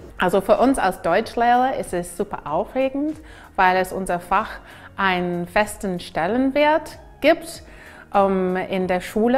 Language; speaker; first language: German; non-native, fluent; English